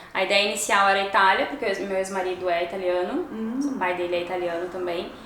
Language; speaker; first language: Portuguese; native; Portuguese